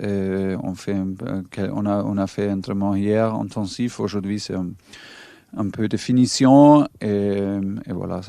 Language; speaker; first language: French; non-native, fluent; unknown